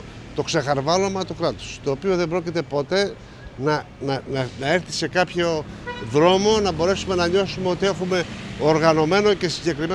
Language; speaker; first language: Greek; native; Greek